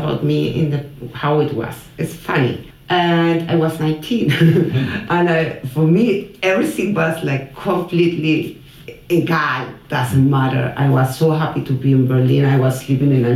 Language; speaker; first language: English; non-native, fluent; Spanish